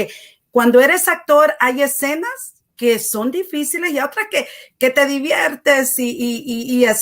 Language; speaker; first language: Spanish; native; Spanish